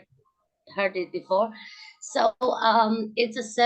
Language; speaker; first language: English; non-native, learner; Indonesian